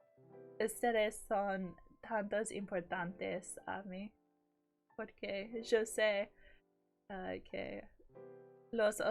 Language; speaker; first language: Spanish; non-native, learner; English